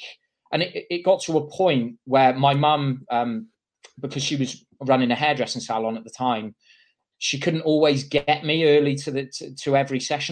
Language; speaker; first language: English; native; English